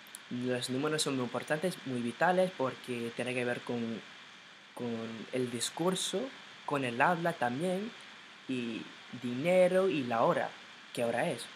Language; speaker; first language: Spanish; non-native, learner; English